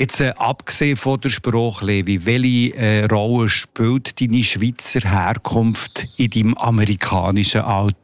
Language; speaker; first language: German; native; German